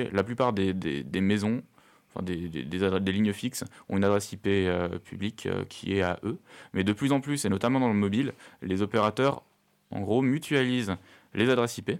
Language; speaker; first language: French; native; French